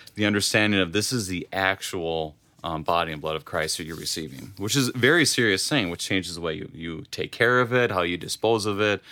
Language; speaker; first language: English; native; English